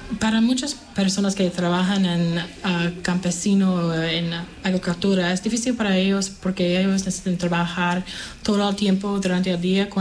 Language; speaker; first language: Spanish; non-native, fluent; English